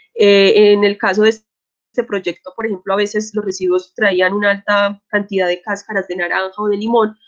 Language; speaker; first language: Spanish; native; Spanish